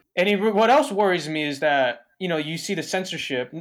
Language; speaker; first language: English; native; English